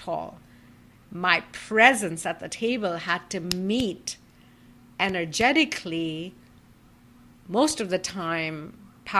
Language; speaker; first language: English; non-native, local second language; Bangla